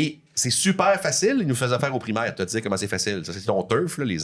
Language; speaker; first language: French; native; French